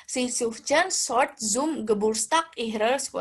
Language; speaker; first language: German; non-native, learner; Indonesian